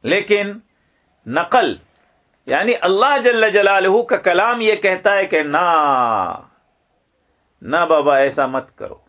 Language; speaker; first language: Urdu; non-native, local second language; Pashto